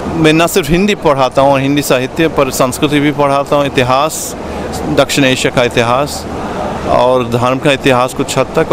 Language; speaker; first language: Hindi; non-native, fluent; German